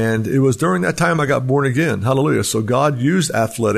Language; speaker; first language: English; native; English